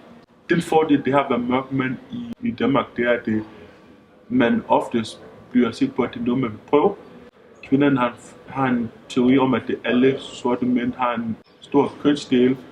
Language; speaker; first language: Danish; early bilingual, other home language; Lingala